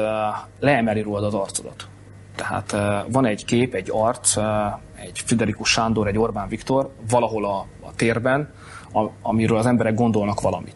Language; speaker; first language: Hungarian; native; Hungarian